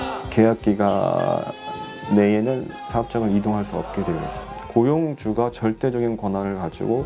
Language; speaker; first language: Korean; native; Korean